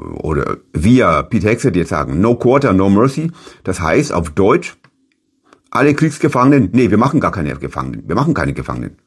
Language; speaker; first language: German; native; German